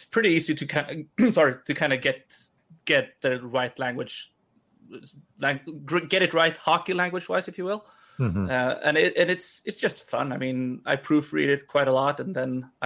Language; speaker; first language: English; non-native, fluent; Swedish